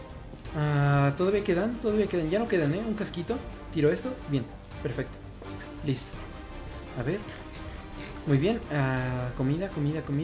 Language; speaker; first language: Spanish; native; Spanish